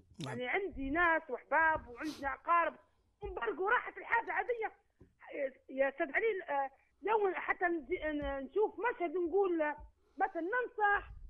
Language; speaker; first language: Arabic; native; Arabic